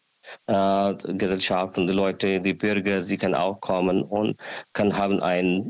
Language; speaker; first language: German; non-native, learner; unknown